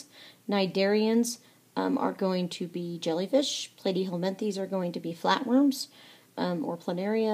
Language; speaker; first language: English; native; English